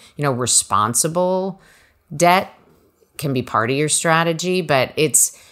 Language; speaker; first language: English; native; English